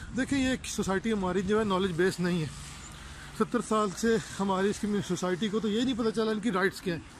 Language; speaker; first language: Urdu; non-native, fluent; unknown